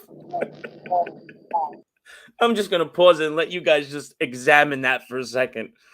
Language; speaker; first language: English; native; English